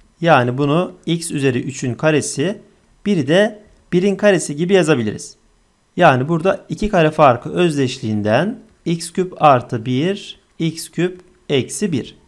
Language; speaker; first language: Turkish; native; Turkish